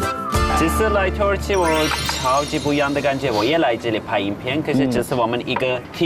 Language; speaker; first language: Chinese; non-native, fluent; Turkish